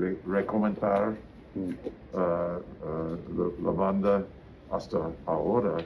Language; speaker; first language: Spanish; non-native, learner; English